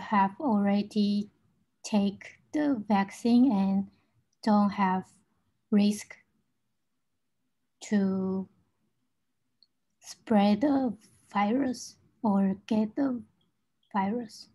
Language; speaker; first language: English; non-native, learner; Chinese